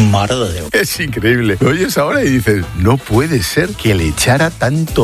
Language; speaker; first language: Spanish; native; Spanish